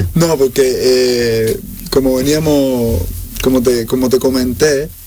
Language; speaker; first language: Spanish; native; Spanish